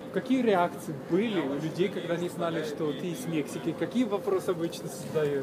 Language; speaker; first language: Russian; non-native, fluent; Spanish